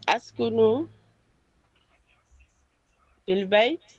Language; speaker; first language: Arabic; non-native, learner; French